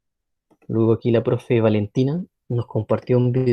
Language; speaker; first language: Spanish; native; Spanish